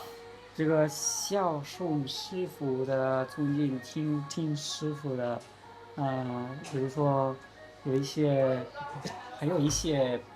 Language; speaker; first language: Chinese; non-native, learner; Spanish